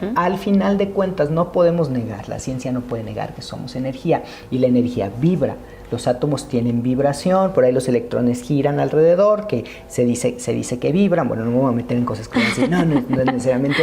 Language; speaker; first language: Spanish; native; Spanish